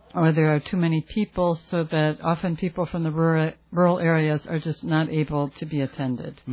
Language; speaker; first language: English; native; English